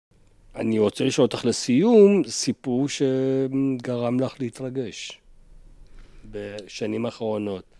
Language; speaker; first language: Hebrew; native; Hebrew